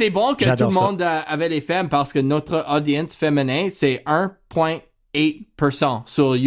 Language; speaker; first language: French; non-native, learner; English